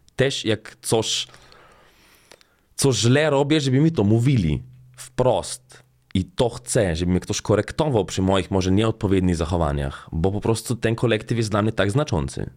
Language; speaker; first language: Polish; non-native, fluent; Slovenian